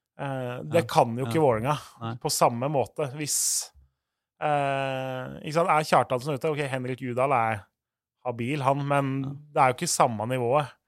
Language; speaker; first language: Norwegian; native; Norwegian